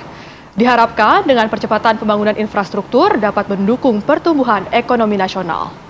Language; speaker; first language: Indonesian; native; Indonesian